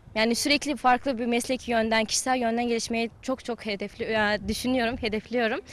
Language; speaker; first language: Turkish; non-native, fluent; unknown